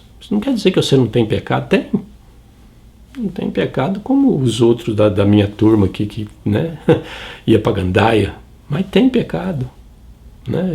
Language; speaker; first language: Portuguese; native; Portuguese